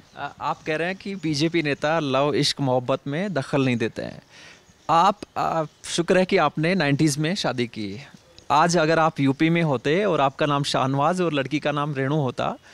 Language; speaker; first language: Hindi; native; Hindi